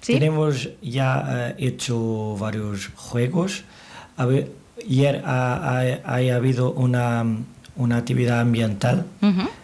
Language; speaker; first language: Spanish; non-native, learner; Portuguese